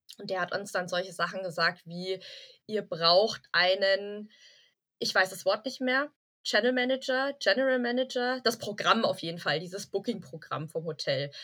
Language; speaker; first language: German; early bilingual, other home language; Vietnamese